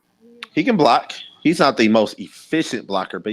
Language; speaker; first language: English; native; English